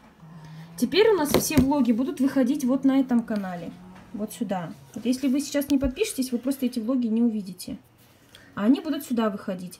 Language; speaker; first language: Russian; native; Russian